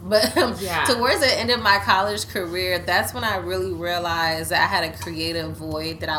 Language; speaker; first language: English; native; English